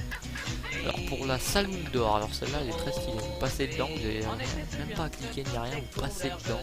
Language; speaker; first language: French; native; French